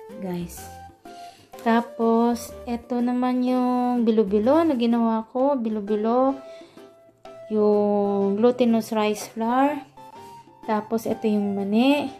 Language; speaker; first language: Filipino; non-native, local second language; Iloko